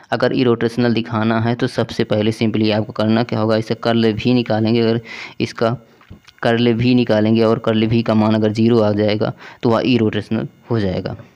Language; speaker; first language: Hindi; native; Hindi